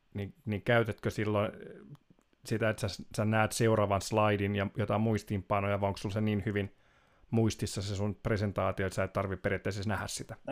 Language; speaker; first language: Finnish; native; Finnish